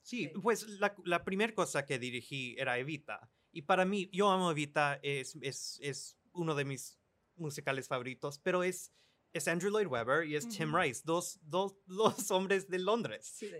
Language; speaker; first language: Spanish; early bilingual, other home language; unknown